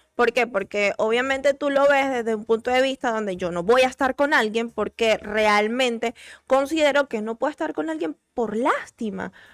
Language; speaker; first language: Spanish; native; Spanish